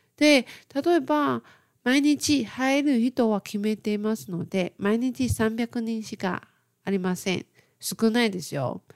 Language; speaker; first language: Japanese; non-native, fluent; Chinese